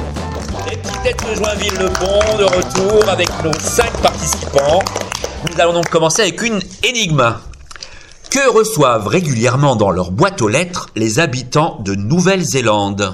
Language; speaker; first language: French; native; French